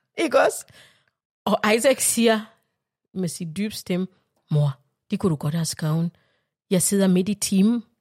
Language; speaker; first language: Danish; non-native, fluent; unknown